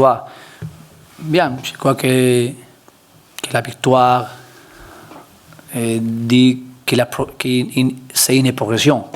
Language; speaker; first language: French; non-native, learner; Spanish